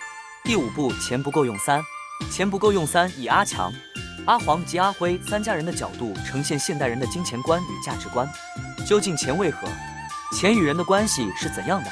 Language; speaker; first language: Chinese; native; Chinese